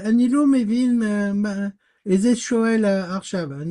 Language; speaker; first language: Hebrew; non-native, learner; French